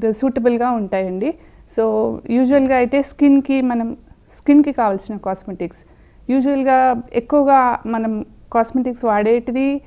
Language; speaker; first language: Telugu; native; Telugu